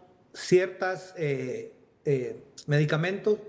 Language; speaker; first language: Spanish; native; Spanish